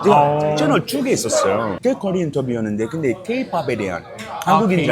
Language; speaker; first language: Korean; non-native, fluent; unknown